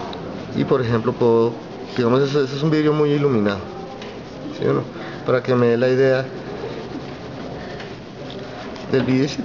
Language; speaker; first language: Spanish; native; Spanish